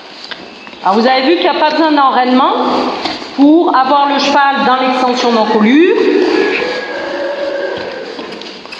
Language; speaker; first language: French; native; French